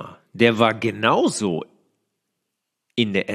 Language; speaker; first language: German; native; German